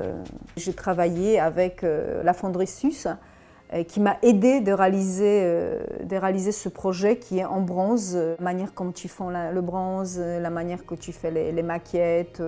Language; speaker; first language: French; non-native, fluent; Polish